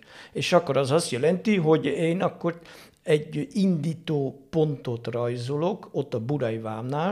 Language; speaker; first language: Hungarian; non-native, fluent; Dutch